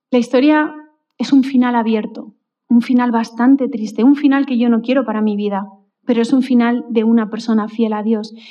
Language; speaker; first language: Spanish; native; Spanish